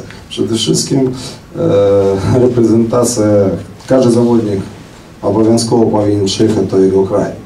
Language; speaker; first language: Polish; non-native, fluent; Russian